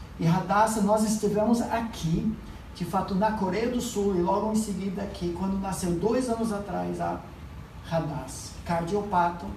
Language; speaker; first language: Portuguese; non-native, fluent; English